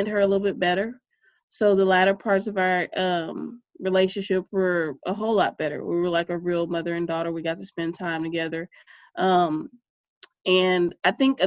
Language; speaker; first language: English; native; English